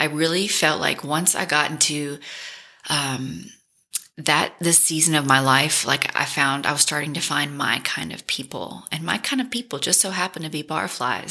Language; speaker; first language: English; native; English